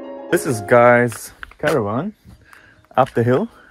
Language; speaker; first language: English; non-native, fluent; German